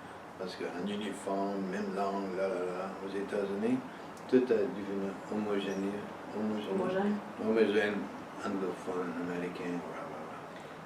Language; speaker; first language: French; early bilingual, heritage; French